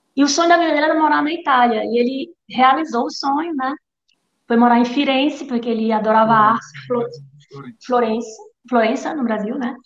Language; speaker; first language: Portuguese; native; Portuguese